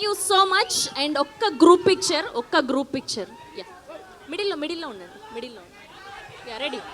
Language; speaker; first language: Telugu; native; Telugu